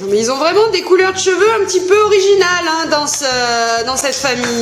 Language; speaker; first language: French; native; French